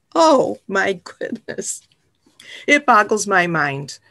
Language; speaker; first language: English; native; English